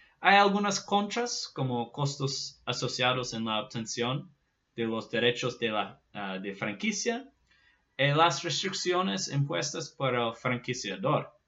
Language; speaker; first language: Spanish; non-native, fluent; Portuguese